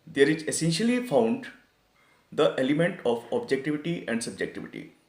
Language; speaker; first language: English; non-native, local second language; Hindi